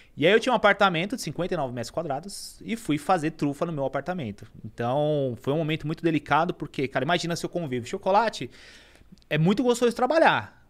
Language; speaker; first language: Portuguese; native; Portuguese